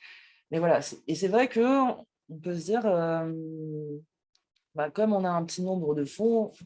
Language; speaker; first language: French; native; French